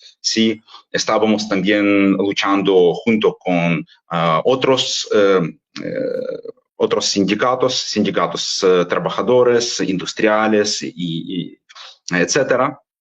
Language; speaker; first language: Spanish; non-native, fluent; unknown